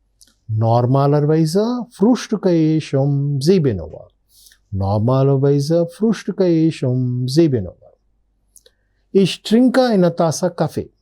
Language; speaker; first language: German; non-native, learner; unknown